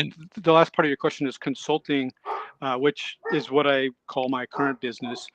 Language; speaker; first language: English; native; English